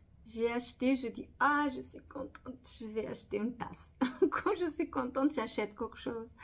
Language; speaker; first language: French; non-native, fluent; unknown